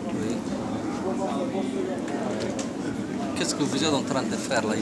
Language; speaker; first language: French; non-native, fluent; Somali